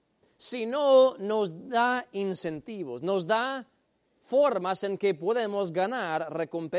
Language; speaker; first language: Spanish; native; Spanish